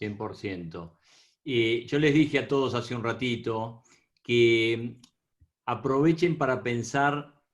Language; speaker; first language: Spanish; native; Spanish